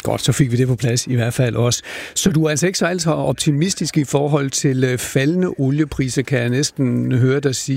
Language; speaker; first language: Danish; native; Danish